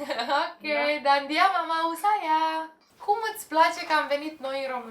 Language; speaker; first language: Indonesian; non-native, fluent; Romanian